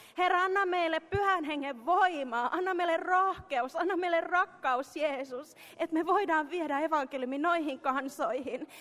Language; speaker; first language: Finnish; early bilingual, heritage; Finnish